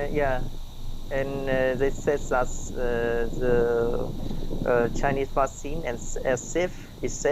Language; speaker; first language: English; non-native, learner; Vietnamese